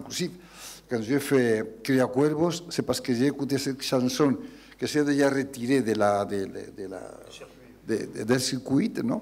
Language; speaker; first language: French; non-native, learner; Spanish